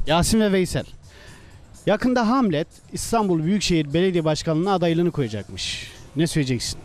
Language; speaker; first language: Turkish; native; Turkish